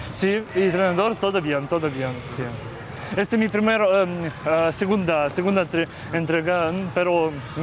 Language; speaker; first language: Spanish; non-native, learner; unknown